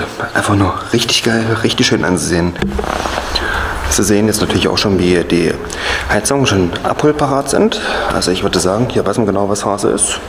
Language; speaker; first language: German; native; German